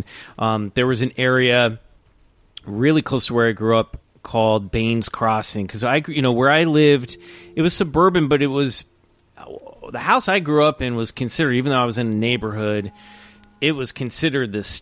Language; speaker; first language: English; native; English